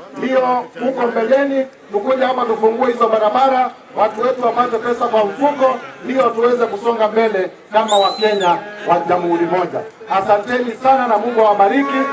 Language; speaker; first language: Swahili; non-native, local second language; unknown